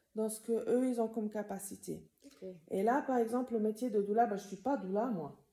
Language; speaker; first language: French; native; French